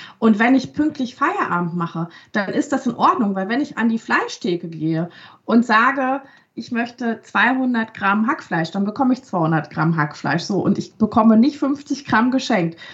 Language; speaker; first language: German; early bilingual, other home language; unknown